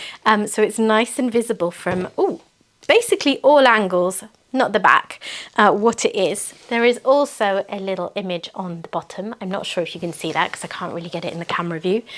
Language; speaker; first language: English; native; English